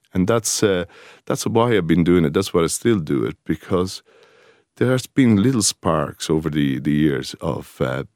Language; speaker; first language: English; non-native, fluent; Italian